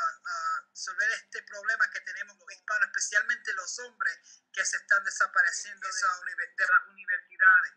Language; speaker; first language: Spanish; early bilingual, heritage; Spanish